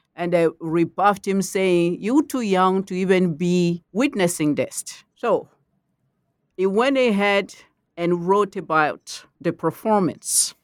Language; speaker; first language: English; non-native, fluent; Mandingo